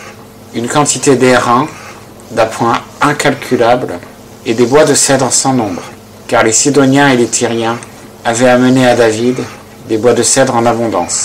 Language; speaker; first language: French; native; French